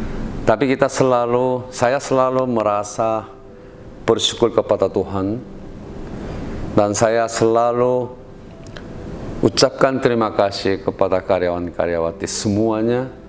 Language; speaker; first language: Indonesian; non-native, learner; Korean